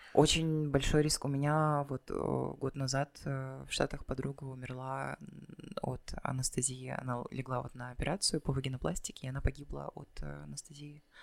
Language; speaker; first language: Russian; native; Russian